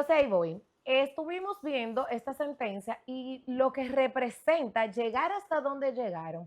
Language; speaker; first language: Spanish; native; Spanish